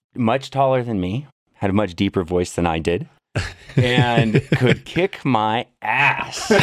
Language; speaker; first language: English; native; English